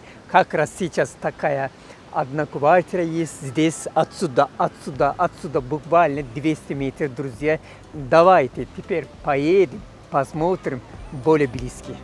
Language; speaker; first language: Russian; non-native, fluent; Turkish